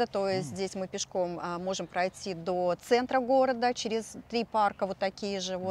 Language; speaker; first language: Russian; native; Russian